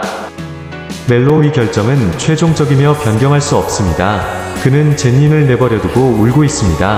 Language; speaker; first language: Korean; non-native, learner; Filipino